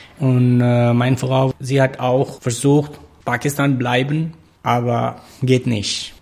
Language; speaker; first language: German; non-native, learner; Pashto